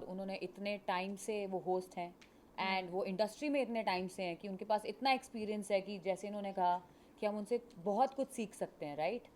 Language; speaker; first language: Hindi; native; Hindi